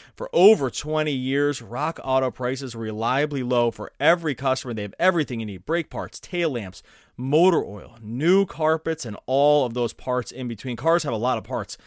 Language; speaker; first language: English; native; English